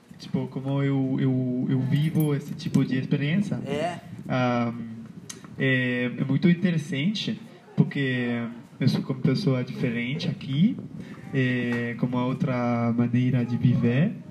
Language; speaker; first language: Portuguese; non-native, learner; French